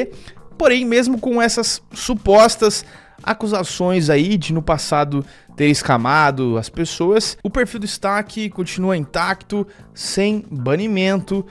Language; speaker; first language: Portuguese; native; Portuguese